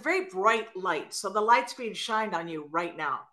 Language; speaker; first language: English; native; English